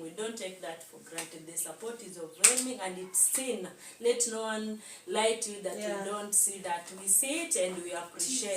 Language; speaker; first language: English; non-native, local second language; Swahili